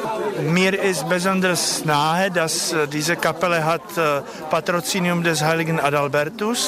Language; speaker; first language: German; non-native, fluent; Czech